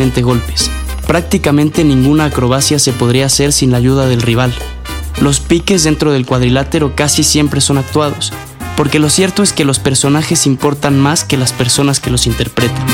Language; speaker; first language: Spanish; native; Spanish